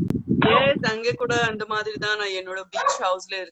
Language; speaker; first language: Tamil; non-native, fluent; Gujarati